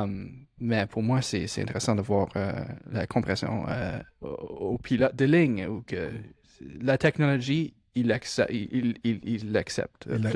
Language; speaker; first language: French; non-native, local second language; English